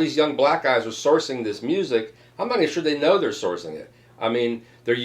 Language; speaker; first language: English; native; English